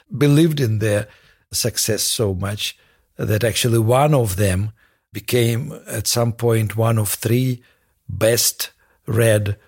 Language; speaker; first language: English; non-native, fluent; Russian